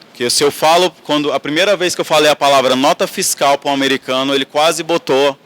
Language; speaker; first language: Portuguese; native; Portuguese